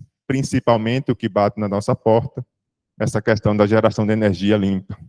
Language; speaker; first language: Portuguese; native; Portuguese